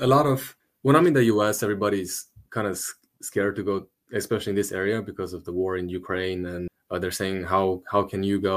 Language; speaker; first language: English; non-native, fluent; Romanian